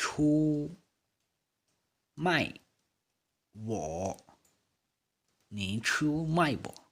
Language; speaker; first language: Chinese; non-native, fluent; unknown